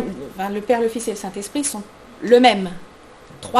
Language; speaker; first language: French; native; French